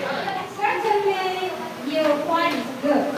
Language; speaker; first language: English; non-native, learner; Indonesian